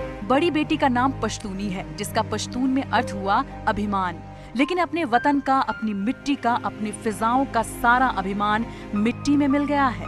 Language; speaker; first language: Hindi; native; Hindi